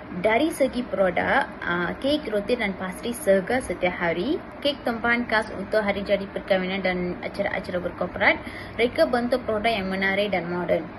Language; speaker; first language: Malay; non-native, local second language; Tamil